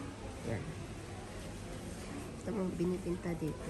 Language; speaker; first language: Filipino; native; Filipino